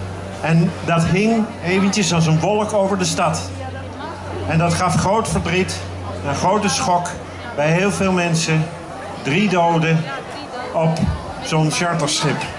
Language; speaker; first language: Dutch; native; Dutch